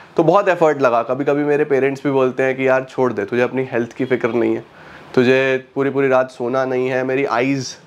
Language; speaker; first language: Hindi; native; Hindi